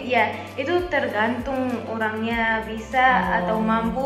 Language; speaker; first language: Indonesian; non-native, fluent; Arabic